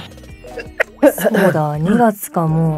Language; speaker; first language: Japanese; native; Japanese